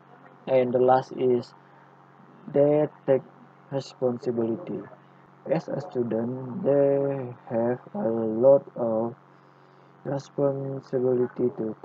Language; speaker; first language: English; non-native, local second language; Malay